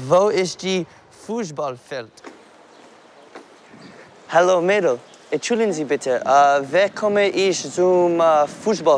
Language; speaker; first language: German; non-native, learner; English